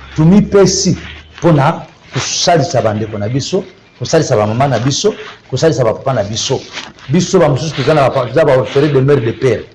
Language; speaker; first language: Lingala; non-native, local second language; Kituba (Democratic Republic of Congo)